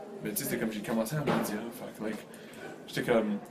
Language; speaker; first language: French; native; French